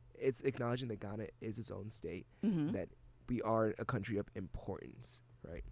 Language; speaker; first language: English; native; English